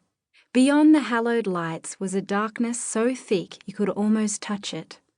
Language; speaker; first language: English; native; English